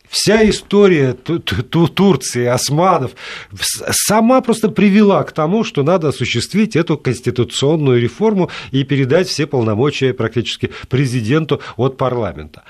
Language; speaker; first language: Russian; native; Russian